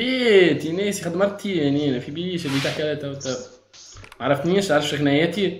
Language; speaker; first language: Arabic; native; Arabic